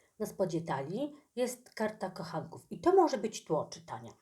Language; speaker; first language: Polish; native; Polish